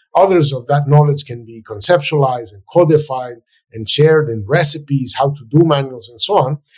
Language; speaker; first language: English; non-native, fluent; Spanish